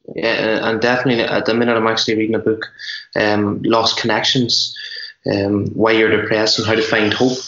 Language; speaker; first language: English; native; English